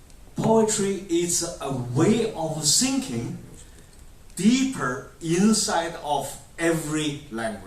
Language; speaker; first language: English; non-native, fluent; Chinese